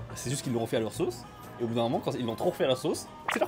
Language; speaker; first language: French; native; French